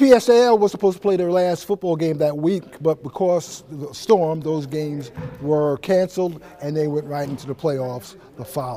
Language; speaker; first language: English; native; English